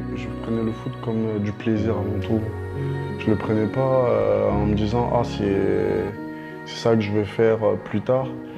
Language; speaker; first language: French; early bilingual, other home language; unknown